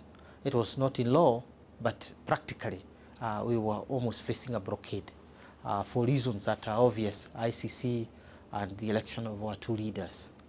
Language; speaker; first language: English; non-native, local second language; Swahili